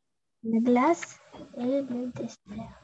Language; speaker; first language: French; non-native, learner; Russian